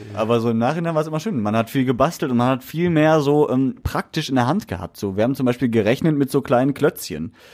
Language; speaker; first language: German; native; German